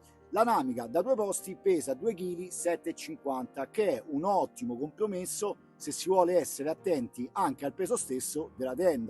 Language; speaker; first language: Italian; native; Italian